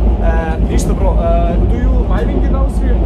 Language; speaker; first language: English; non-native, learner; Serbian